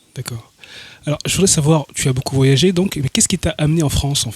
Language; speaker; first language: French; native; French